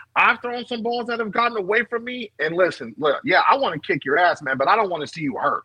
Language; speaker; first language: English; native; English